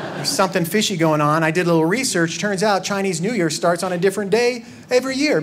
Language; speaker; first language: English; native; English